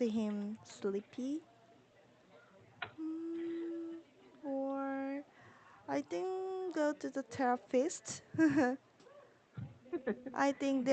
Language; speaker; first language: English; non-native, learner; Korean